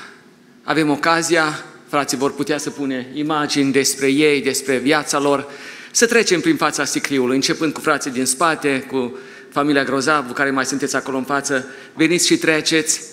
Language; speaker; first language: Romanian; native; Romanian